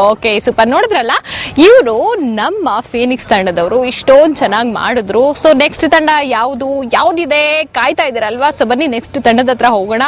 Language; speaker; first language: Kannada; native; Kannada